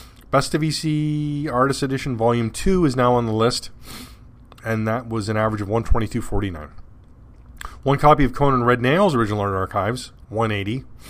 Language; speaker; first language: English; native; English